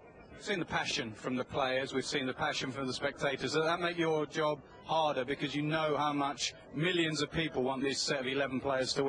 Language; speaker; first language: English; native; English